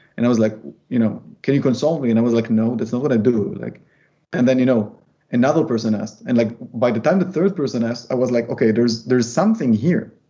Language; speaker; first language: English; non-native, fluent; Hebrew